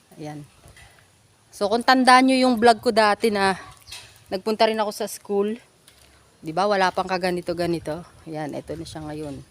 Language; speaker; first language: Filipino; native; Filipino